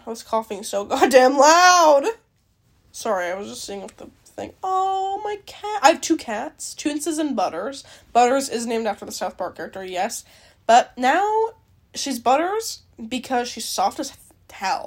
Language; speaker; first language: English; native; English